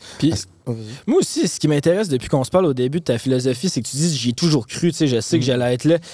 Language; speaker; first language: French; native; French